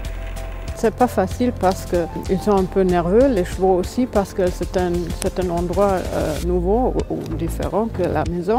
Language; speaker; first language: French; non-native, fluent; German